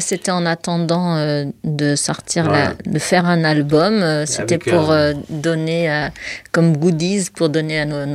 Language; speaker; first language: French; non-native, local second language; Arabic